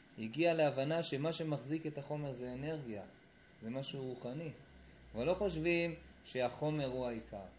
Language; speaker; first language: Hebrew; native; Hebrew